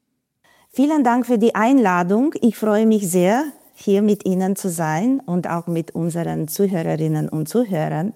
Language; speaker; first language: German; non-native, fluent; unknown